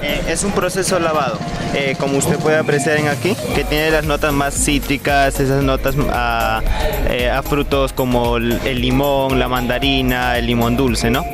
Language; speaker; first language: Spanish; native; Spanish